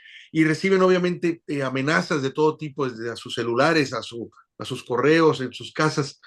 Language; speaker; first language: Spanish; native; Spanish